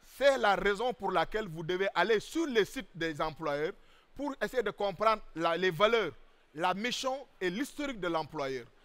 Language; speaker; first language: French; non-native, local second language; Wolof